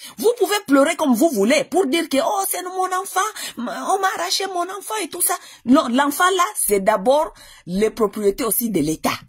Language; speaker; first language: French; non-native, local second language; Lingala